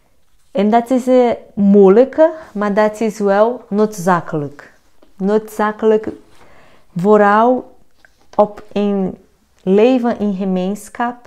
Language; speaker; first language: Dutch; non-native, fluent; Portuguese